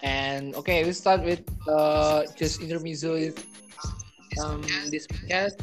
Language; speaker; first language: English; non-native, learner; Indonesian